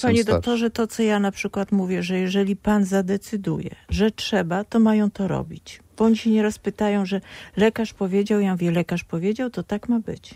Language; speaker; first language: Polish; native; Polish